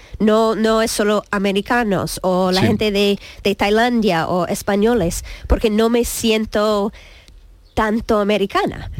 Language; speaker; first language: Spanish; non-native, learner; English